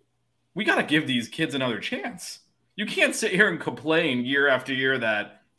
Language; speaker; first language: English; native; English